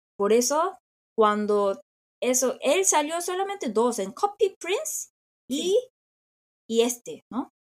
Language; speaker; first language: Spanish; non-native, fluent; Korean